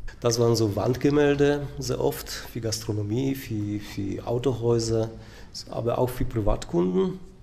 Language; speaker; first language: German; non-native, fluent; Polish